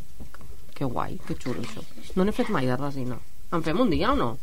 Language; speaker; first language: Catalan; native; Catalan